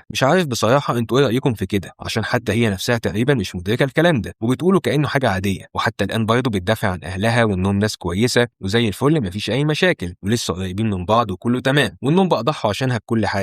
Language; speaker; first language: Arabic; native; Arabic